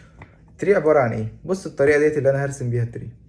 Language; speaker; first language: Arabic; native; Arabic